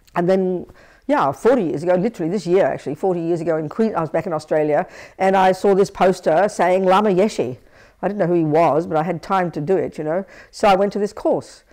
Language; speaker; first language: English; native; English